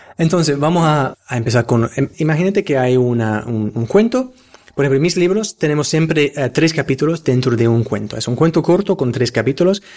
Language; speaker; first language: Spanish; non-native, fluent; English